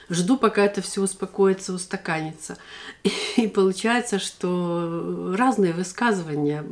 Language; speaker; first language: Russian; native; Russian